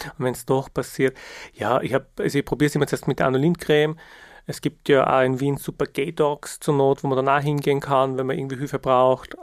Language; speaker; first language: German; early bilingual, other home language; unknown